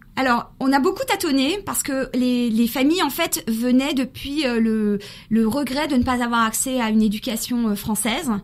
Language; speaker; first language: French; early bilingual, other home language; Spanish